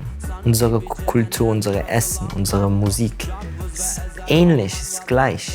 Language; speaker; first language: German; non-native, learner; Turkish